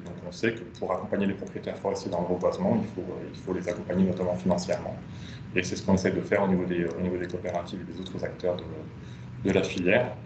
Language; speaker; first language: French; native; French